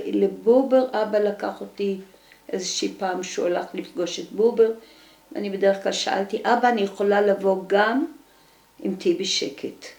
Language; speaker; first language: Hebrew; early bilingual, other home language; Dutch